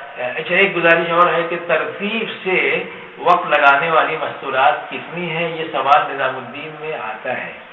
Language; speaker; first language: Urdu; native; Urdu